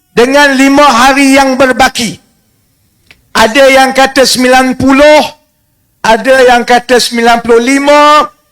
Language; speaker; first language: Malay; native; Malay